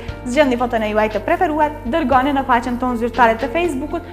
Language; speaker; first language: Albanian; native; Albanian